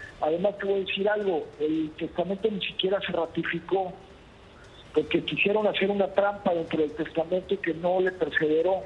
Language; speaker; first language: Spanish; native; Spanish